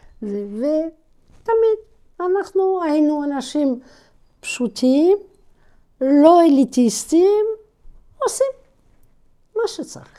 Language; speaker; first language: Hebrew; non-native, fluent; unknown